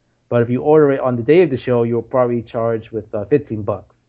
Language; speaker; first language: English; native; English